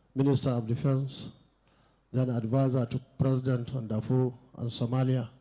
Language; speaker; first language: English; non-native, local second language; Hausa